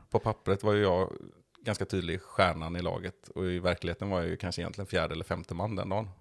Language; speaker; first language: Swedish; native; Swedish